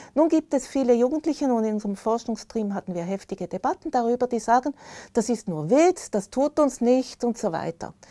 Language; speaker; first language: German; native; German